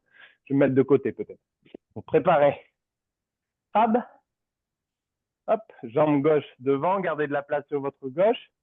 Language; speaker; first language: French; native; French